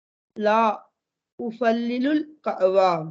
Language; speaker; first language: Arabic; non-native, learner; Tamil